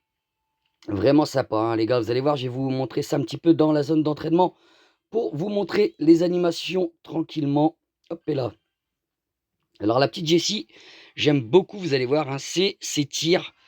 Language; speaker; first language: French; native; French